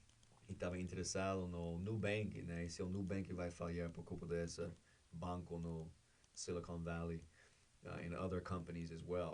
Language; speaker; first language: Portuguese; non-native, learner; English